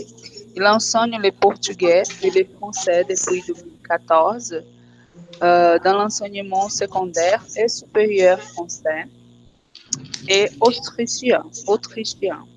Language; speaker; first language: French; non-native, fluent; Portuguese